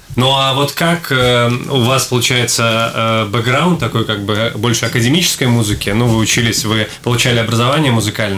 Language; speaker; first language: Russian; native; Russian